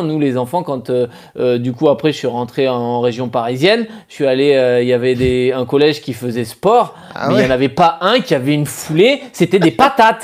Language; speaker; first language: French; native; French